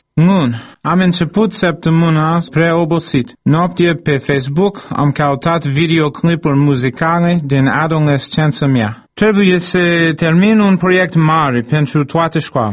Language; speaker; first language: Romanian; non-native, fluent; English